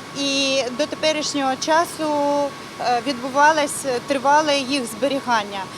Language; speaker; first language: Ukrainian; non-native, local second language; Russian